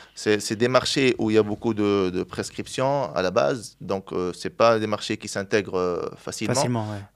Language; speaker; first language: French; non-native, local second language; Arabic